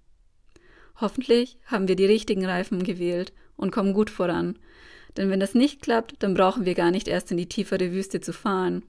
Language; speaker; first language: German; native; German